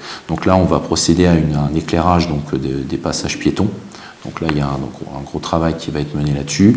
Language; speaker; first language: French; native; French